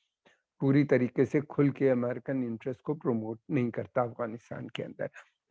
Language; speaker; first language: Hindi; native; Hindi